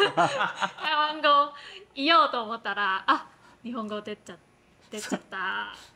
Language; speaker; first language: Japanese; non-native, fluent; Chinese